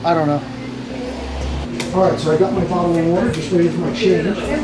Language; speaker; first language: English; native; English